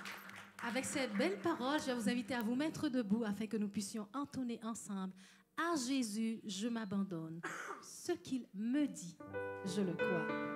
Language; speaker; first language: French; native; French